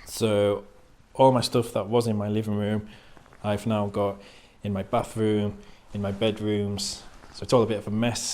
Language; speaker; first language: English; native; English